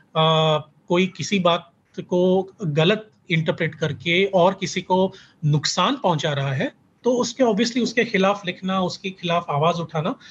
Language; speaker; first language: Hindi; native; Hindi